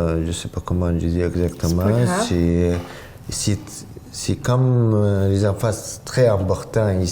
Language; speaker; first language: French; non-native, learner; Arabic